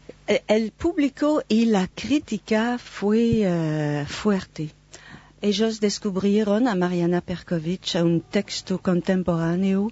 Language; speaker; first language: Spanish; non-native, fluent; French